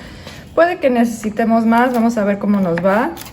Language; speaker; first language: Spanish; non-native, fluent; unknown